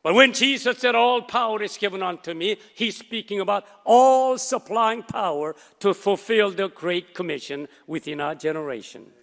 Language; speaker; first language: English; non-native, fluent; Korean